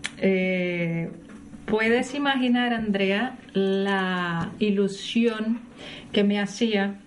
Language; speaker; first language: Spanish; non-native, fluent; Portuguese